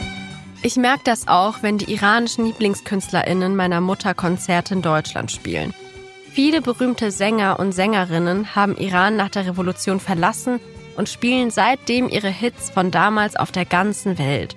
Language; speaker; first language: German; early bilingual, other home language; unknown